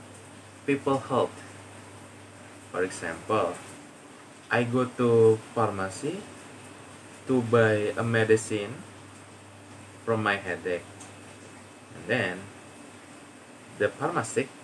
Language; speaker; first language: English; non-native, learner; Indonesian